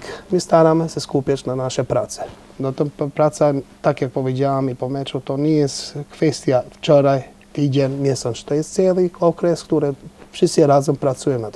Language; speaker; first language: Polish; non-native, fluent; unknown